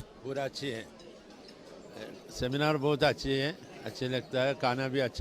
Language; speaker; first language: Hindi; non-native, local second language; Malayalam